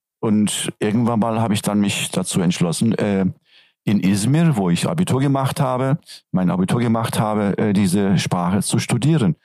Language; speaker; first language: German; non-native, fluent; Turkish